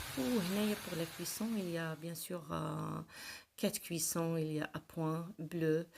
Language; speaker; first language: French; non-native, local second language; Arabic